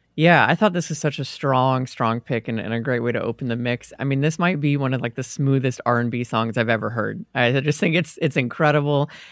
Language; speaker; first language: English; native; English